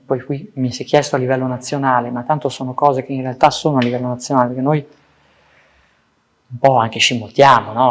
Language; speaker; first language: Italian; early bilingual, other home language; Persian